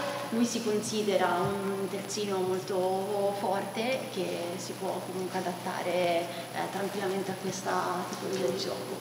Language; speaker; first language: Italian; native; Italian